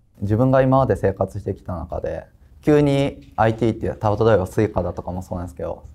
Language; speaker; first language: Japanese; native; Japanese